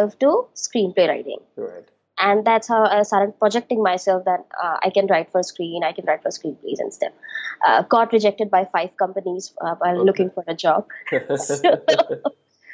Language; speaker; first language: English; non-native, local second language; Hindi